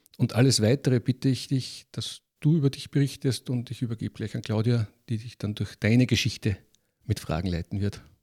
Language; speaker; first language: German; native; German